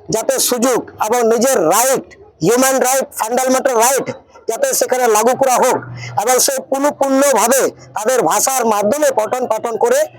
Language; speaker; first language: Bangla; non-native, local second language; Santali